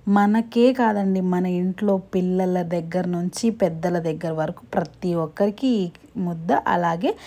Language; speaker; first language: Telugu; non-native, local second language; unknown